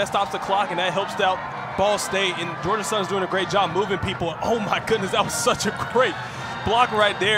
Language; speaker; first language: English; native; English